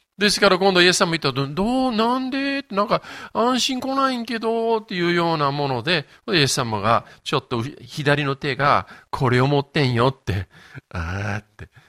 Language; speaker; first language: Japanese; non-native, fluent; English